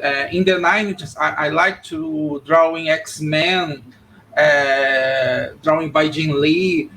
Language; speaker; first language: English; non-native, learner; Portuguese